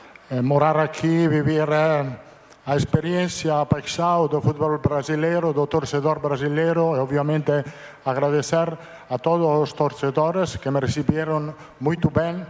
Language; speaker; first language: Portuguese; non-native, fluent; Italian